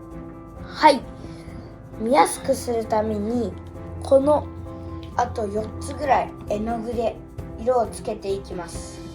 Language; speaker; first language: Japanese; early bilingual, other home language; Uyghur